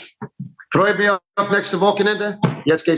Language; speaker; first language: German; non-native, learner; English